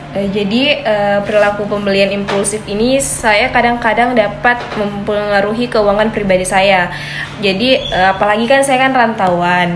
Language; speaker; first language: Indonesian; native; Indonesian